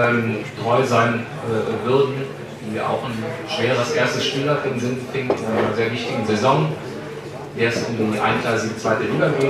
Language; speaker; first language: German; native; German